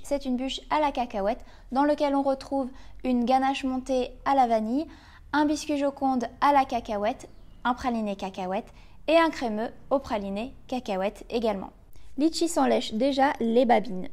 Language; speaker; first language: French; native; French